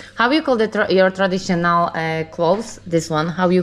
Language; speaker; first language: English; non-native, learner; Polish